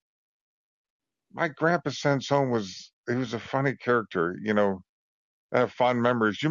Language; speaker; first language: English; native; English